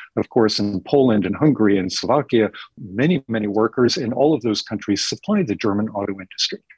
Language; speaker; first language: English; native; English